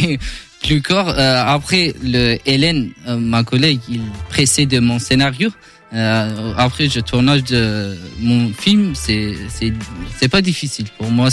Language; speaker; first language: French; non-native, learner; Kurdish